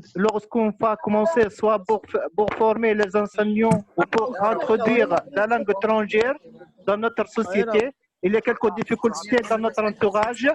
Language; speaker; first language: French; non-native, local second language; Arabic